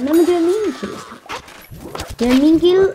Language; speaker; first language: Swedish; non-native, learner; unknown